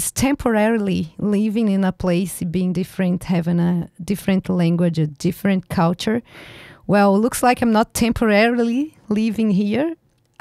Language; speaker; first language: English; non-native, fluent; Portuguese